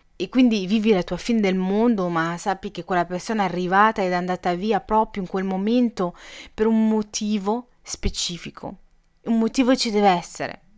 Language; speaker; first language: Italian; native; Italian